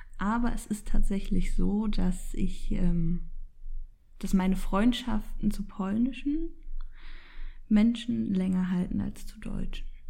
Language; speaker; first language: German; early bilingual, other home language; Polish